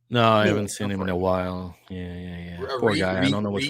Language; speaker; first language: English; non-native, fluent; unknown